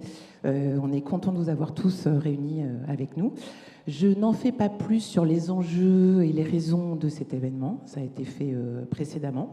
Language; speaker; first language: French; native; French